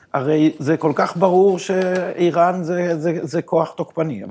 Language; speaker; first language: Hebrew; native; Hebrew